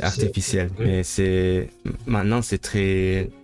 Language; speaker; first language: French; non-native, learner; Cantonese